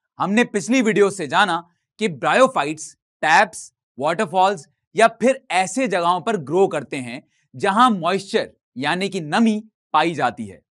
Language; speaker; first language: Urdu; native; Urdu